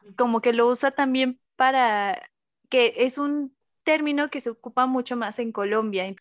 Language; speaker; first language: Spanish; native; Spanish